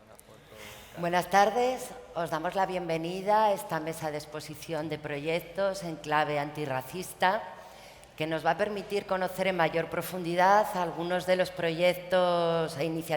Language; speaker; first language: Spanish; native; Spanish